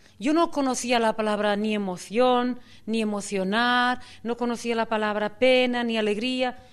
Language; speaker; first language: Spanish; non-native, local second language; Catalan